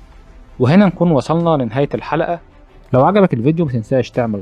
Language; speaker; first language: Arabic; native; Arabic